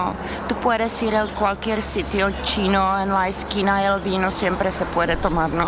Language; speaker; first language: Spanish; non-native, fluent; Czech